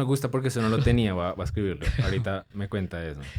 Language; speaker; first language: Spanish; native; Spanish